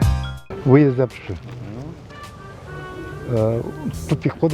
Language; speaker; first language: Russian; non-native, local second language; Kyrgyz